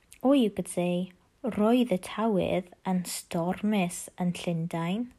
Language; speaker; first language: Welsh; non-native, learner; English